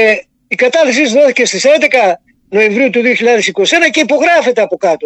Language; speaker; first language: Greek; native; Greek